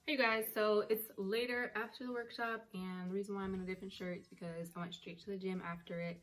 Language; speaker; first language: English; native; English